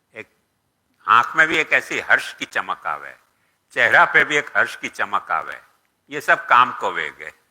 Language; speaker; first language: Hindi; non-native, local second language; Gujarati